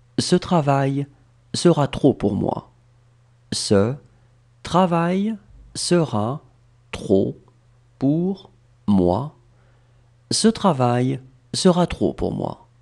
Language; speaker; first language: French; native; French